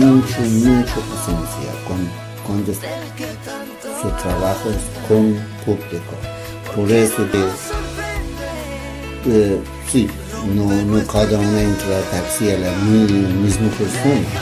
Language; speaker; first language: Spanish; non-native, learner; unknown